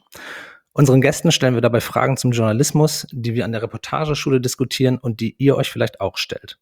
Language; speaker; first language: German; native; German